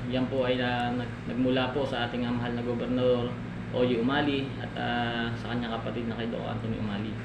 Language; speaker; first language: Filipino; native; Filipino